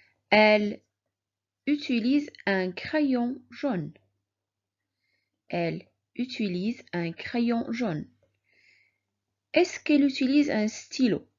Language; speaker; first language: French; non-native, local second language; Arabic